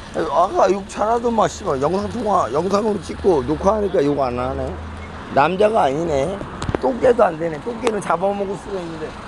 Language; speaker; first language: Korean; native; Korean